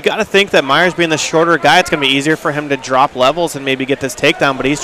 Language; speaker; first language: English; native; English